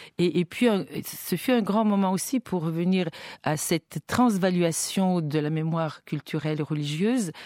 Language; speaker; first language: French; non-native, fluent; Bulgarian